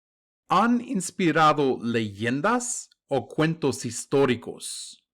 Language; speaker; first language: Spanish; non-native, fluent; English